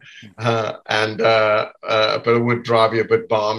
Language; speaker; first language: English; native; English